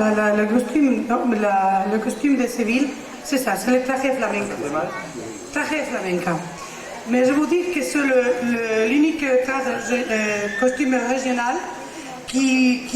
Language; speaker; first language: French; non-native, learner; Spanish